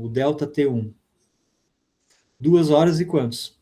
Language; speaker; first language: Portuguese; native; Portuguese